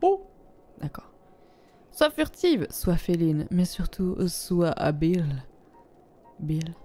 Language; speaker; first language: French; native; French